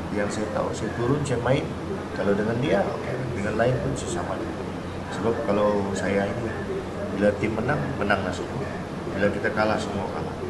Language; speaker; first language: Malay; native; Malay